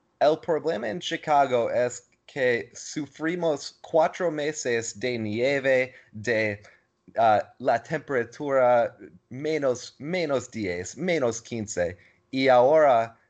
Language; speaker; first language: Spanish; non-native, learner; English